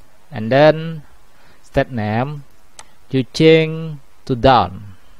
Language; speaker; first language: English; non-native, learner; Indonesian